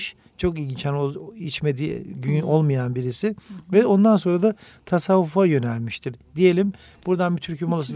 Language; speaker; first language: Turkish; native; Turkish